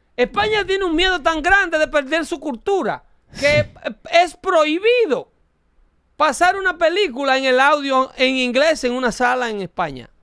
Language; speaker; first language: Spanish; native; Spanish